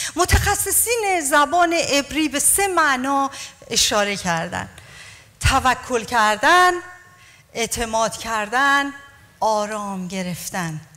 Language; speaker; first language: Persian; native; Persian